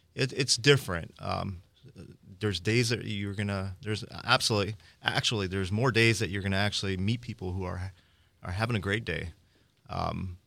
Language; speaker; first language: English; early bilingual, other home language; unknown